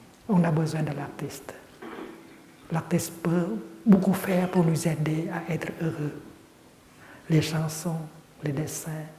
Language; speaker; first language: French; non-native, fluent; Vietnamese